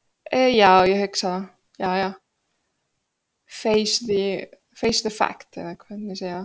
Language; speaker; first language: Icelandic; non-native, fluent; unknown